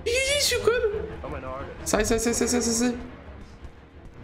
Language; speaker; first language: Portuguese; native; Portuguese